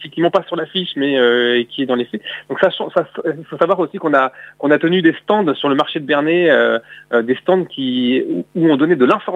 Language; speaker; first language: French; native; French